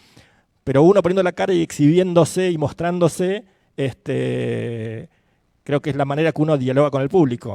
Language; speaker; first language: Spanish; native; Spanish